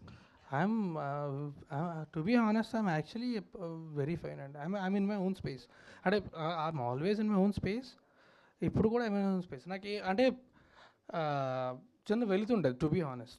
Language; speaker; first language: Telugu; native; Telugu